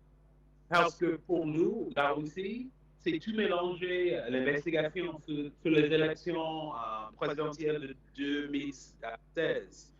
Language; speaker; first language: French; non-native, fluent; English